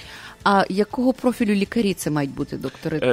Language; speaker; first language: Ukrainian; native; Ukrainian